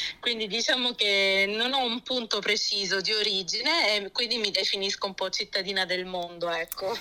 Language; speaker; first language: Italian; early bilingual, heritage; Italian